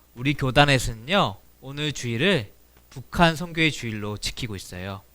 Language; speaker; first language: Korean; native; Korean